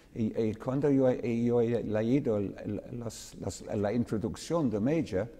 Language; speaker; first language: Spanish; non-native, learner; English